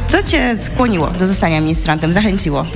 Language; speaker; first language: Polish; native; Polish